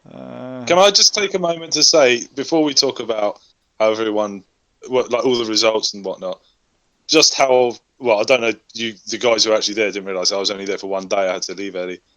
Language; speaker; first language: English; native; English